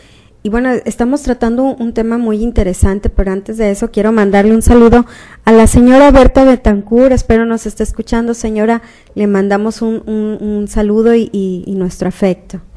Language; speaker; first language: Spanish; native; Spanish